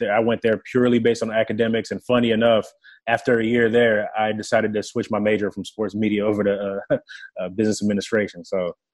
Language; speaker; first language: English; early bilingual, other home language; French